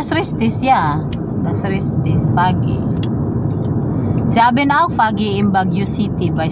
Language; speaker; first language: German; non-native, learner; Cebuano